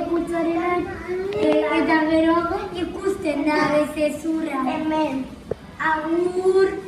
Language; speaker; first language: Basque; non-native, local second language; Spanish